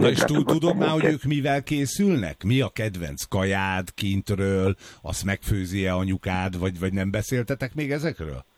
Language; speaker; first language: Hungarian; native; Hungarian